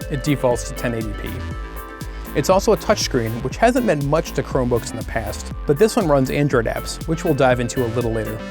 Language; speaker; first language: English; native; English